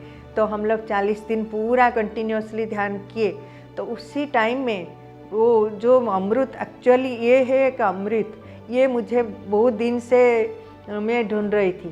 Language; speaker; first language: Hindi; non-native, local second language; Odia